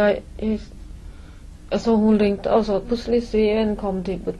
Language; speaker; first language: Norwegian; non-native, learner; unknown